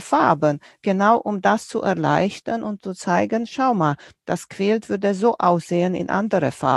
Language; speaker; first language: German; non-native, fluent; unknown